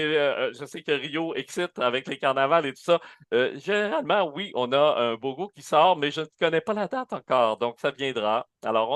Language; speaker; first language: French; native; French